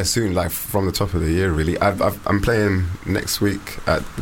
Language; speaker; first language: English; native; English